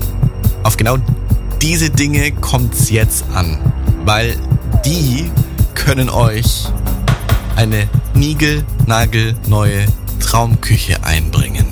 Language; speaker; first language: German; native; German